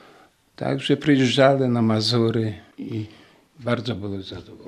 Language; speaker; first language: Polish; non-native, local second language; Ukrainian